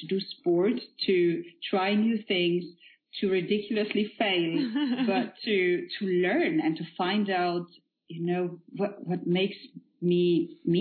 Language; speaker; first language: English; non-native, fluent; Polish